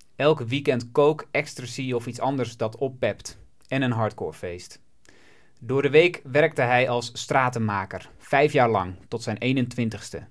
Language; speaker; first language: Dutch; native; Dutch